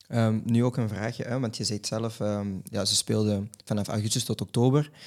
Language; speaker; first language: Dutch; native; Dutch